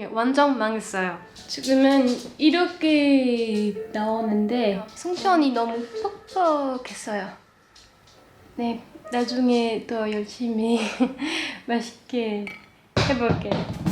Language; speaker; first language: Korean; non-native, fluent; French